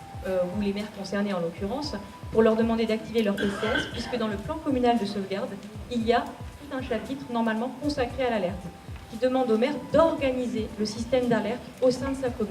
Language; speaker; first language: French; native; French